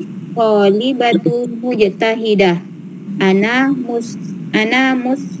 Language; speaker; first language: Arabic; non-native, learner; Indonesian